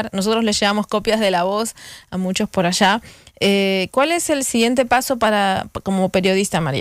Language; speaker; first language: Spanish; native; Spanish